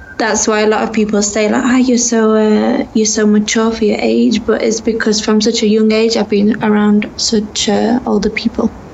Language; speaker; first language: English; native; English